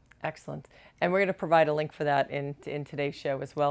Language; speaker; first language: English; native; English